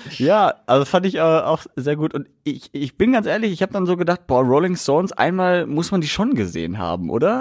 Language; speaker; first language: German; native; German